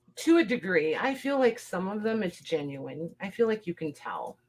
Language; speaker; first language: English; native; English